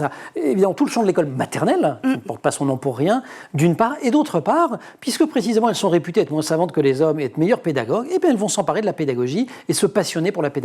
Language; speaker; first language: French; native; French